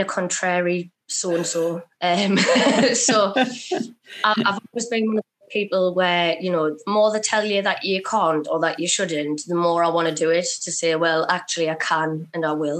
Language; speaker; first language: English; native; English